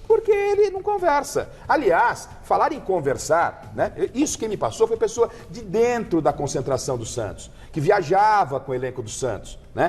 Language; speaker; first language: Portuguese; native; Portuguese